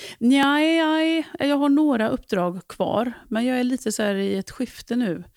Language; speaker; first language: Swedish; native; Swedish